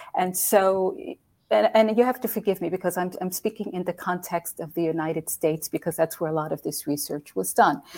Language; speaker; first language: English; native; English